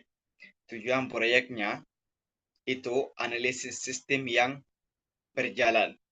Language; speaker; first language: Indonesian; non-native, learner; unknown